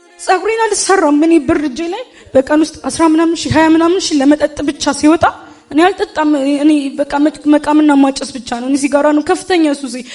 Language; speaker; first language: Amharic; native; Amharic